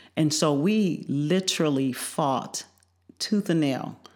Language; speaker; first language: English; native; English